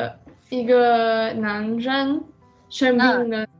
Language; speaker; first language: Chinese; non-native, learner; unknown